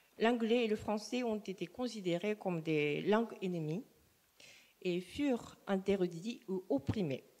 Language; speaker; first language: French; non-native, fluent; Japanese